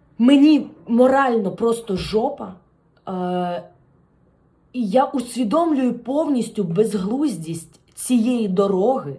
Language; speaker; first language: Ukrainian; non-native, local second language; Russian